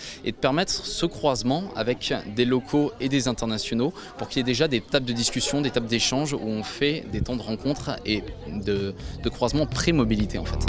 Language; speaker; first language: French; native; French